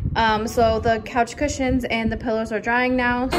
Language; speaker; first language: English; native; English